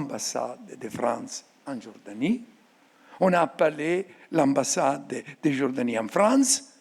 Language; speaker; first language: French; non-native, fluent; Italian